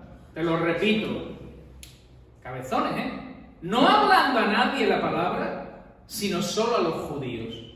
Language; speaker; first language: Spanish; native; Spanish